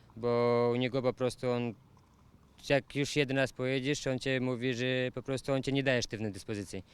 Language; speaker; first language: Polish; non-native, learner; Russian